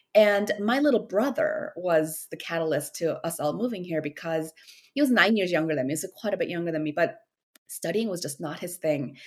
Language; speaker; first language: English; early bilingual, other home language; Korean